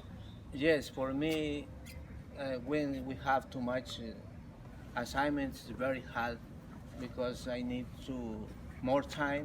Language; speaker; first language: English; non-native, learner; Spanish